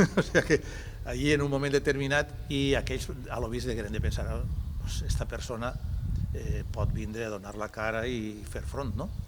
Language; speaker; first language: Catalan; non-native, local second language; Spanish